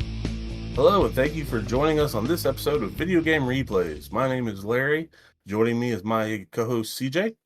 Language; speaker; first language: English; native; English